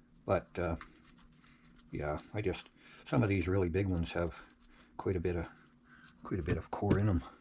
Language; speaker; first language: English; native; English